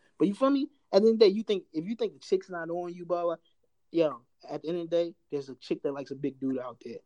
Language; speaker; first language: English; native; English